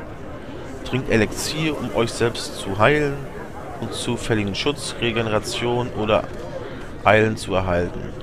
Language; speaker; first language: German; native; German